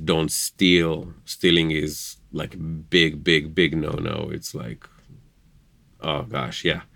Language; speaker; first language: English; non-native, fluent; Hebrew